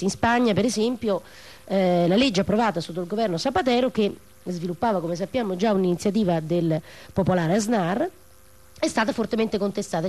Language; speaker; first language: Italian; native; Italian